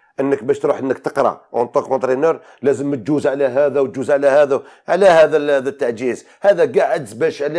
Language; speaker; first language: Arabic; native; Arabic